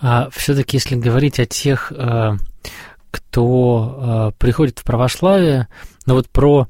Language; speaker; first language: Russian; native; Russian